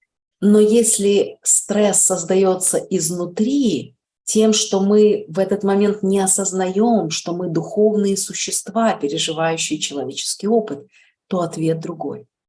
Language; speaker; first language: Russian; native; Russian